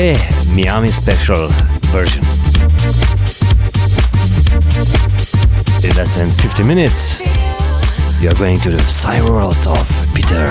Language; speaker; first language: English; non-native, fluent; Slovenian